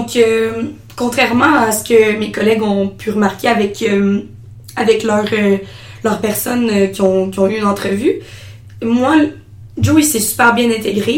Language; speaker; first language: French; native; French